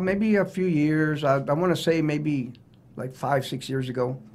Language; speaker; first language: English; native; English